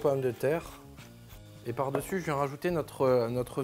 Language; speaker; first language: French; native; French